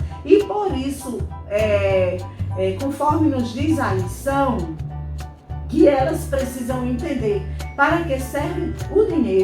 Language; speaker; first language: Portuguese; native; Portuguese